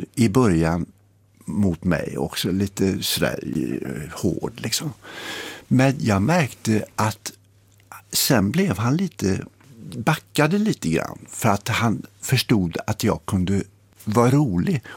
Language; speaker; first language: Swedish; native; Swedish